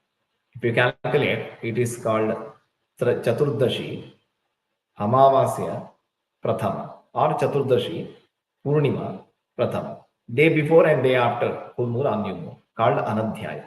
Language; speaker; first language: English; non-native, local second language; Tulu